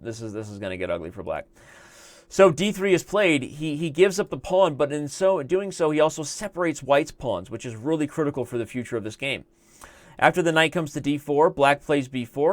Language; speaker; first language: English; native; English